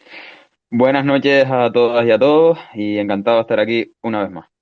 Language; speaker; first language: Spanish; native; Spanish